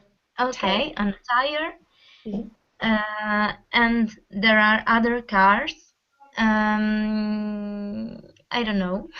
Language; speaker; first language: English; non-native, fluent; Italian